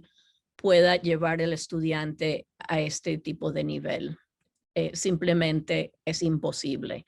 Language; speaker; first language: Spanish; non-native, fluent; English